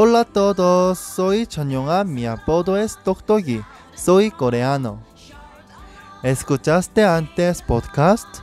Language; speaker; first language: Spanish; non-native, learner; Korean